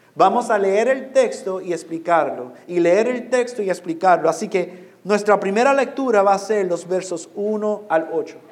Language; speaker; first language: Spanish; non-native, fluent; English